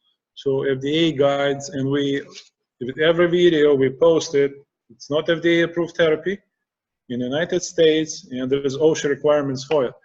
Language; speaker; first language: English; non-native, fluent; Russian